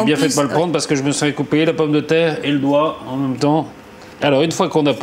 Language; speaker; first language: French; native; French